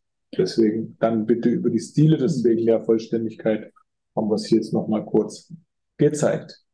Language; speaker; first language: German; native; German